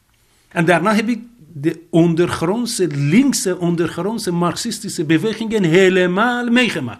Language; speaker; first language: Dutch; non-native, fluent; Persian